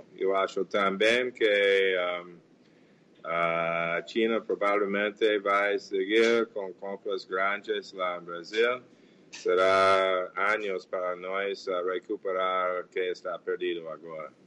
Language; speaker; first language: Portuguese; non-native, fluent; English